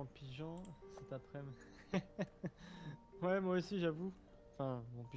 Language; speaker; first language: French; native; French